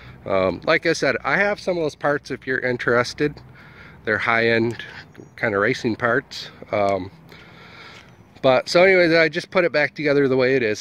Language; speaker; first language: English; native; English